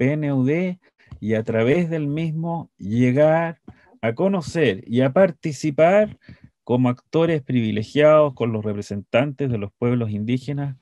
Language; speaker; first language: Spanish; native; Spanish